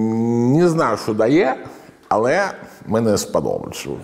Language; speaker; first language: Ukrainian; non-native, learner; Italian